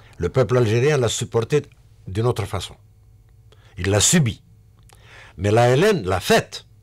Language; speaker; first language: French; non-native, local second language; Arabic